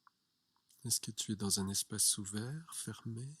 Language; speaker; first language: French; native; French